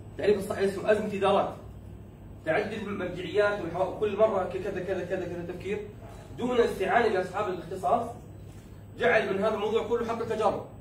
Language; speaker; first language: Arabic; native; Arabic